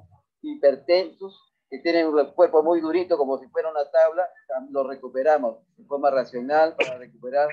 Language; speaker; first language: Spanish; native; Spanish